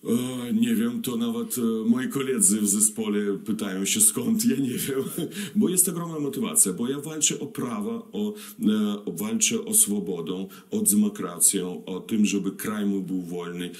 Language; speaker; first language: Polish; non-native, fluent; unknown